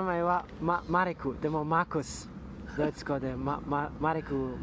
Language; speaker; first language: Japanese; non-native, learner; German